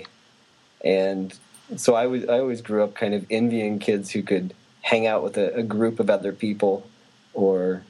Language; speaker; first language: English; native; English